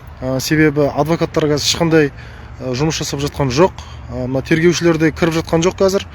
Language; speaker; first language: Kazakh; native; Kazakh